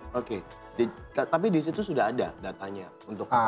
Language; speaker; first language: Indonesian; native; Indonesian